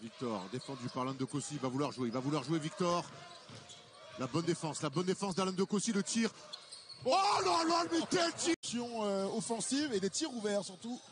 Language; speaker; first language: French; native; French